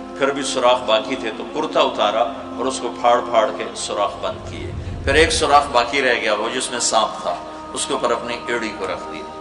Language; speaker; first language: Urdu; non-native, local second language; Punjabi